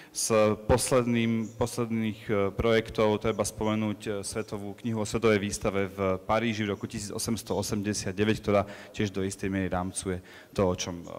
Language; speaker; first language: Slovak; native; Slovak